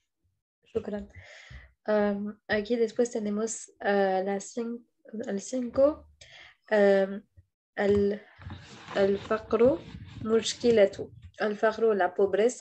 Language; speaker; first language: Spanish; non-native, fluent; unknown